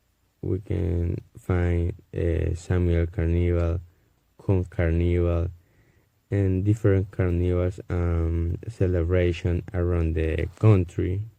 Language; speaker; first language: English; non-native, learner; Spanish